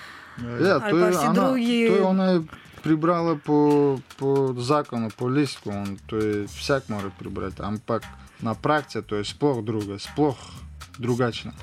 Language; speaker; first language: Slovenian; non-native, learner; Russian